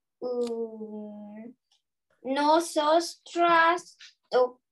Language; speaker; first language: Spanish; non-native, learner; English